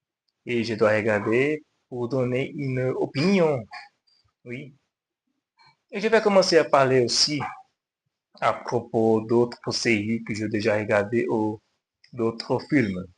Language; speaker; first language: French; non-native, learner; Portuguese